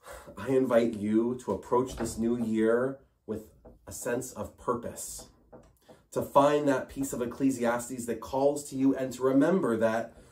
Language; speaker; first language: English; native; English